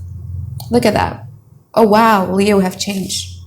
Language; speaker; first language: English; non-native, fluent; Indonesian